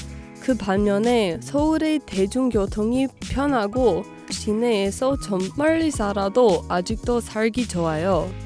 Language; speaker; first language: Korean; non-native, fluent; English